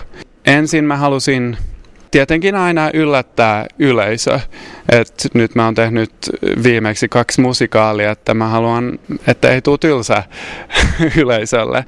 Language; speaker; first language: Finnish; non-native, local second language; Swedish